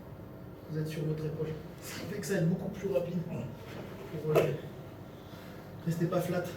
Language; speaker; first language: French; native; French